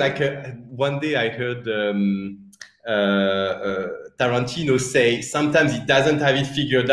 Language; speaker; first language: English; non-native, fluent; French